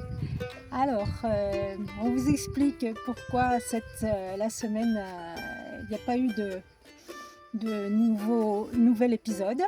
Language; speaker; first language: French; native; French